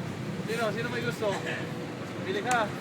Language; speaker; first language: Filipino; non-native, learner; English